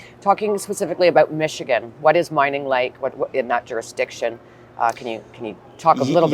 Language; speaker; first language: English; native; English